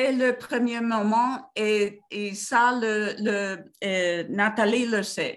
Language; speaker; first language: French; non-native, learner; Spanish